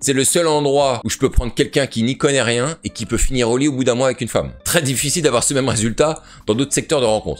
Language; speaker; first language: French; native; French